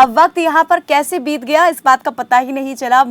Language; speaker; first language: Hindi; native; Hindi